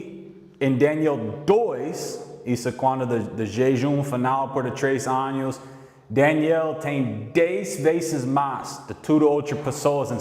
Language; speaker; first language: Portuguese; non-native, learner; English